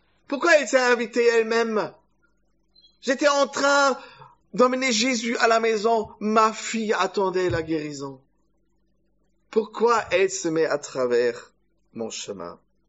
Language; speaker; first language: French; non-native, fluent; German